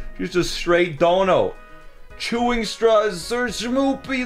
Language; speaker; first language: English; native; English